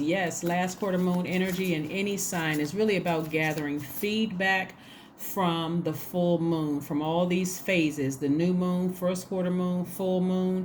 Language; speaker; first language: English; native; English